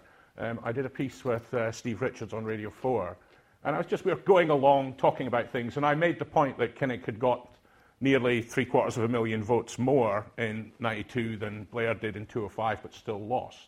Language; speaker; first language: English; non-native, local second language; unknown